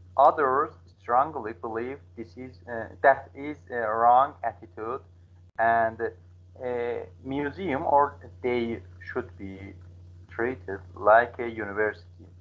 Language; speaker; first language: English; non-native, learner; Azerbaijani